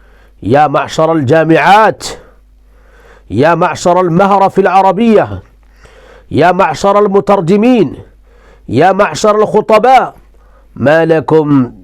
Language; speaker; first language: Arabic; non-native, fluent; Urdu